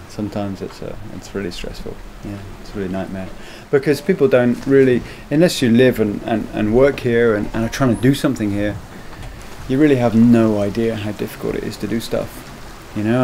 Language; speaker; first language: English; native; English